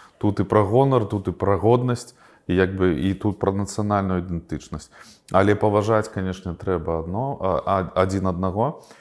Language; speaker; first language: Belarusian; non-native, local second language; Russian